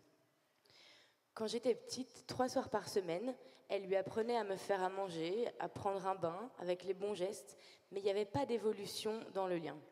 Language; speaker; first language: French; native; French